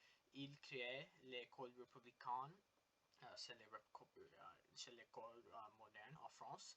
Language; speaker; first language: French; non-native, learner; English